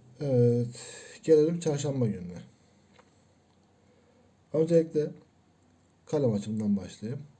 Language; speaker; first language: Turkish; native; Turkish